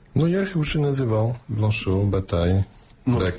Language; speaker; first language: Russian; non-native, fluent; English